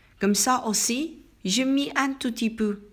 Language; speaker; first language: French; non-native, learner; Chinese